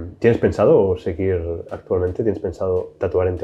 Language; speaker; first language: Spanish; native; Spanish